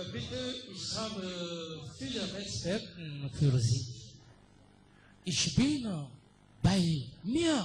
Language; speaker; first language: German; non-native, learner; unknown